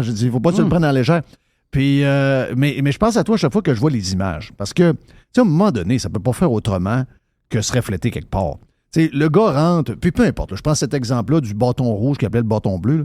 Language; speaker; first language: French; native; French